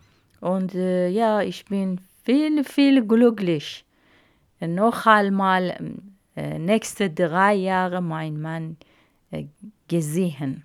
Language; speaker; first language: German; non-native, learner; Arabic